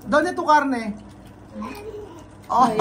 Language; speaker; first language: Spanish; non-native, learner; Filipino